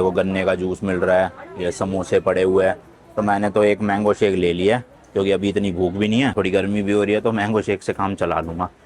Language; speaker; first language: Hindi; native; Hindi